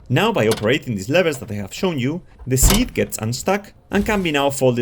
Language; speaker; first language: English; non-native, fluent; Spanish